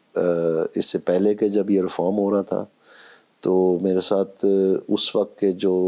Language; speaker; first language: Urdu; non-native, local second language; Punjabi